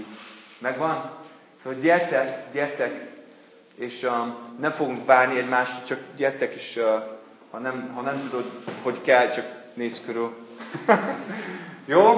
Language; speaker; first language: Hungarian; non-native, fluent; English